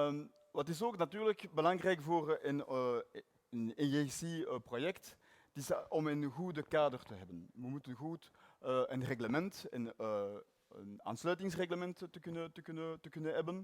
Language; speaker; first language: Dutch; non-native, learner; French